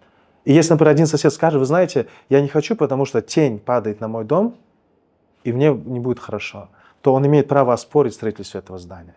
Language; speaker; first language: Russian; native; Russian